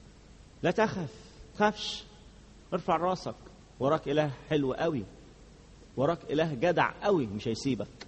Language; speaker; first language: Arabic; native; Arabic